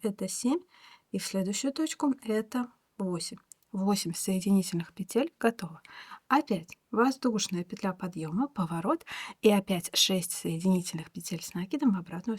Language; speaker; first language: Russian; native; Russian